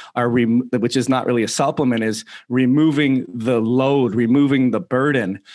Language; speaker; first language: English; native; English